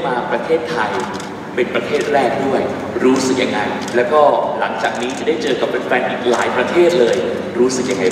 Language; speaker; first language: Thai; native; Thai